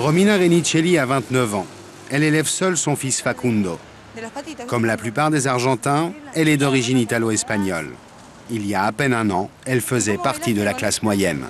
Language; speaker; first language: French; native; French